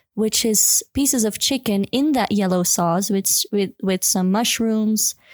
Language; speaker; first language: English; non-native, fluent; Dutch